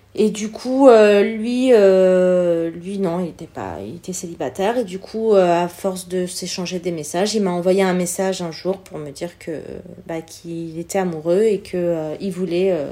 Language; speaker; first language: French; early bilingual, other home language; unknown